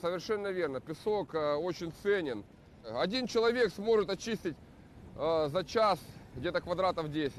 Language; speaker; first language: Russian; native; Russian